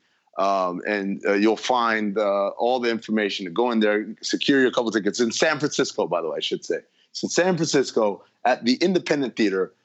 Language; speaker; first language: English; native; English